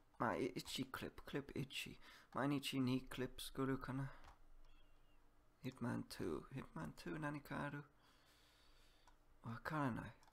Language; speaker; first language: Japanese; non-native, learner; English